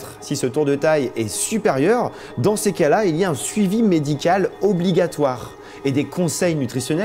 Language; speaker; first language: French; native; French